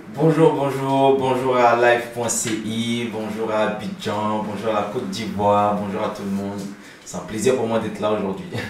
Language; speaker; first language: French; early bilingual, other home language; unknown